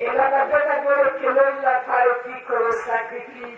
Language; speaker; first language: Italian; non-native, learner; Croatian